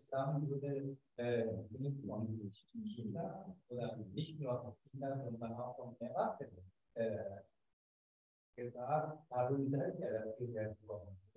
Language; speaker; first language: German; non-native, fluent; Japanese